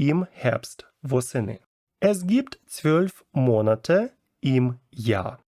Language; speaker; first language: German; non-native, fluent; Ukrainian